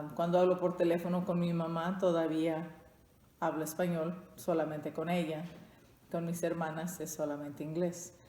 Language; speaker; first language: Spanish; early bilingual, heritage; Spanish